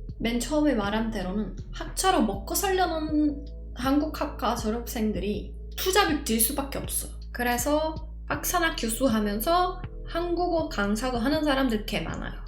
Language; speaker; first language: Korean; non-native, fluent; Czech